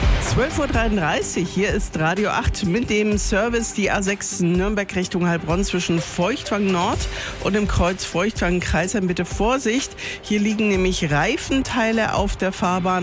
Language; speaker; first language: German; native; German